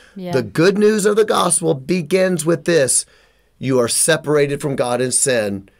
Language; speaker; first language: English; native; English